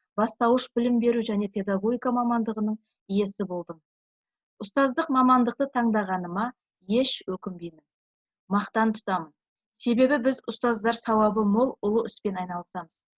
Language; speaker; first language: Kazakh; native; Kazakh